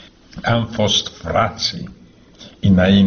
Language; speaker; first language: Romanian; non-native, learner; Slovak